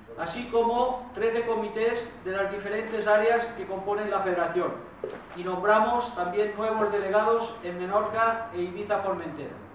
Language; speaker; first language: Spanish; non-native, local second language; Catalan